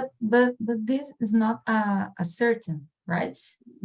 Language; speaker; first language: English; non-native, fluent; Portuguese